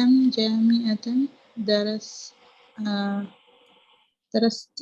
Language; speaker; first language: Arabic; non-native, learner; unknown